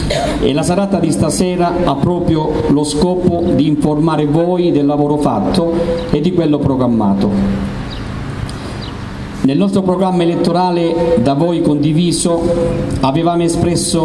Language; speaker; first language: Italian; native; Italian